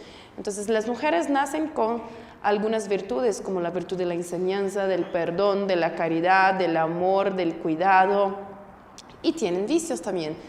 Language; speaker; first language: Spanish; non-native, fluent; Portuguese